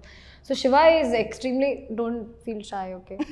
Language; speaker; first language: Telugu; non-native, local second language; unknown